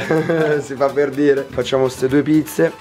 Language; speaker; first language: Italian; native; Italian